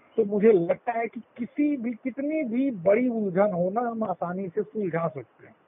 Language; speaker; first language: Hindi; native; Hindi